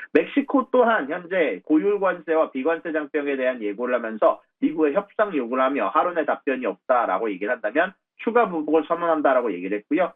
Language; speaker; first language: Korean; native; Korean